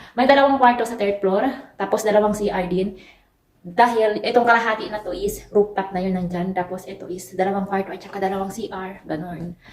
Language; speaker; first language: Filipino; native; Filipino